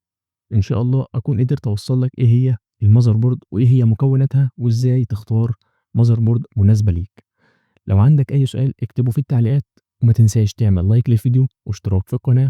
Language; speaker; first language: Arabic; native; Arabic